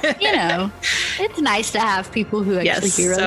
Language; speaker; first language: English; native; English